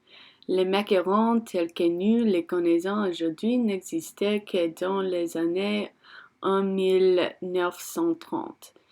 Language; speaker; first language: French; non-native, learner; English